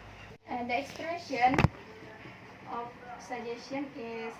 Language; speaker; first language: English; non-native, learner; Indonesian